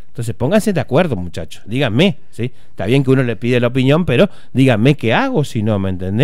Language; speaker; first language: Spanish; native; Spanish